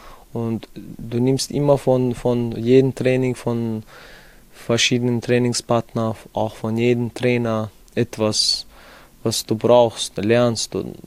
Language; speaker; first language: German; non-native, fluent; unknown